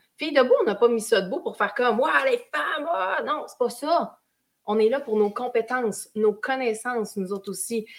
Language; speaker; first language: French; native; French